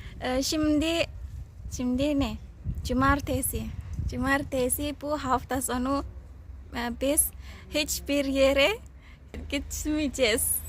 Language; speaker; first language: Turkish; non-native, learner; Indonesian